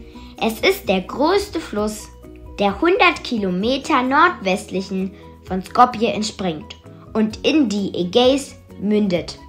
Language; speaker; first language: German; non-native, fluent; Macedonian